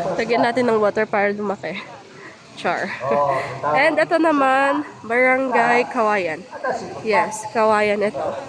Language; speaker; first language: Filipino; non-native, local second language; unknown